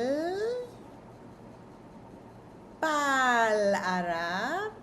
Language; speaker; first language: French; non-native, fluent; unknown